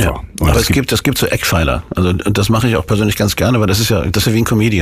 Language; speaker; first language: German; native; German